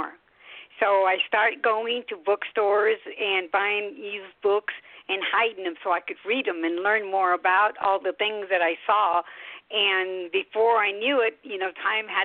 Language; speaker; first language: English; early bilingual, other home language; Spanish